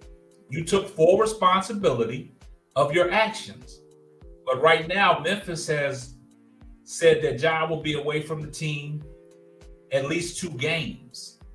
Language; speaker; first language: English; native; English